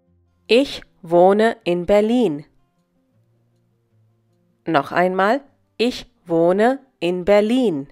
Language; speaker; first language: German; non-native, fluent; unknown